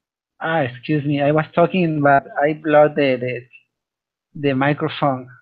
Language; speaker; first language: English; non-native, learner; Spanish